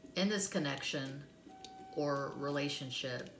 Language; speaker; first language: English; native; English